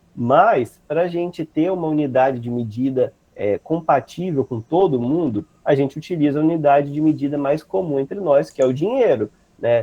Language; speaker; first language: Portuguese; native; Portuguese